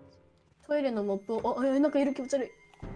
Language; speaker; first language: Japanese; native; Japanese